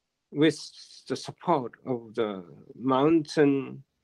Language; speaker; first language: English; non-native, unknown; Japanese